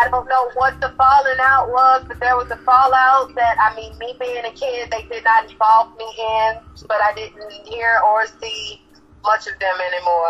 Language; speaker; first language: English; native; English